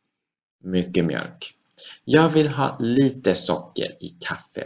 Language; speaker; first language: Swedish; non-native, fluent; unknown